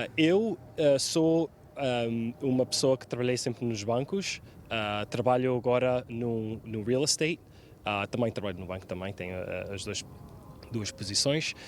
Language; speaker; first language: Portuguese; early bilingual, heritage; Portuguese